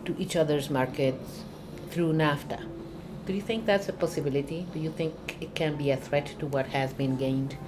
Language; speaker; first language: English; non-native, fluent; Spanish